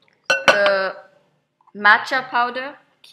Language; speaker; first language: French; non-native, learner; English